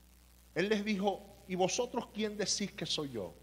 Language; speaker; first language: Spanish; native; Spanish